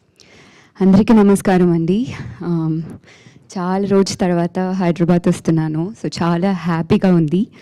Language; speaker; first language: Telugu; non-native, fluent; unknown